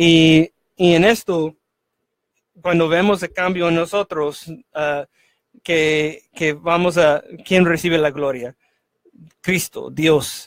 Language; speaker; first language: Spanish; non-native, fluent; English